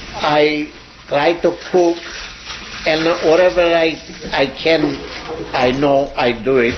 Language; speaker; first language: English; non-native, learner; Greek